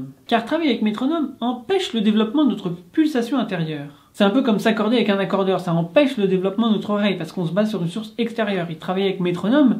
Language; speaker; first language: French; native; French